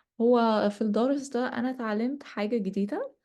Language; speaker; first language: Egyptian Arabic; non-native, learner; English